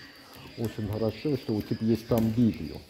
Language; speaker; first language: Russian; non-native, learner; English